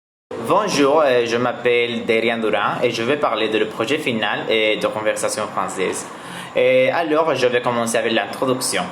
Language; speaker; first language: French; non-native, learner; Spanish